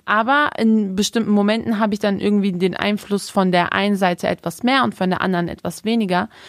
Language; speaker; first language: German; native; German